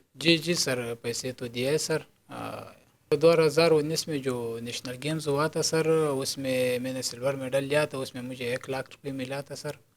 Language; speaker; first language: Urdu; non-native, local second language; Pashto